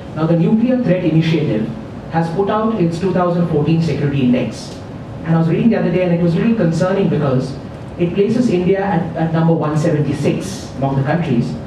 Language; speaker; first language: English; non-native, fluent; Persian